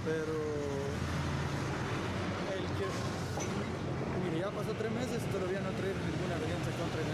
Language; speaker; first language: Spanish; native; Spanish